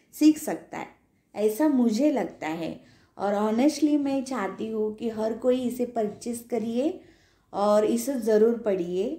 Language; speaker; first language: Hindi; non-native, local second language; Marathi